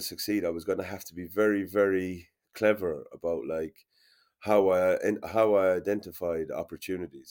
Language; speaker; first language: English; native; English